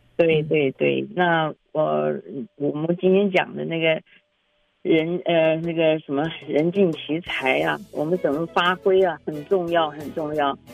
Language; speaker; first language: Chinese; native; Chinese